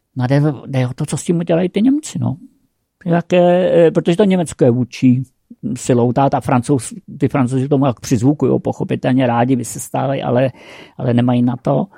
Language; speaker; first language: Czech; native; Czech